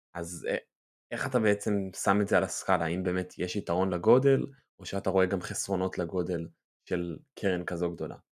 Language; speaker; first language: Hebrew; native; Hebrew